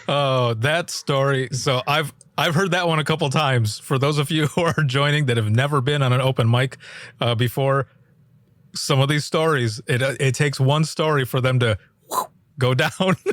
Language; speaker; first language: English; native; English